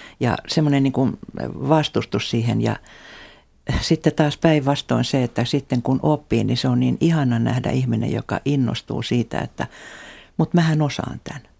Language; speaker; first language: Finnish; native; Finnish